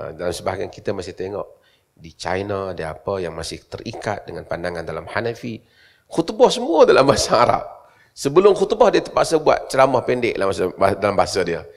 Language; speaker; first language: Malay; native; Malay